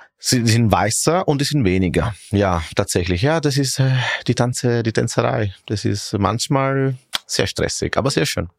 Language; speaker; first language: German; non-native, fluent; Italian